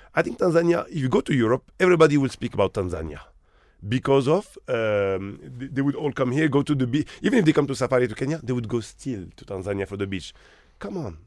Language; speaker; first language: English; non-native, fluent; Arabic